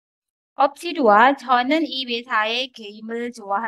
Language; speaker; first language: Korean; non-native, fluent; Indonesian